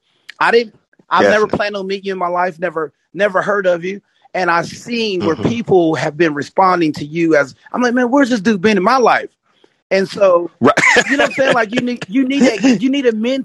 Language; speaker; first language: English; native; English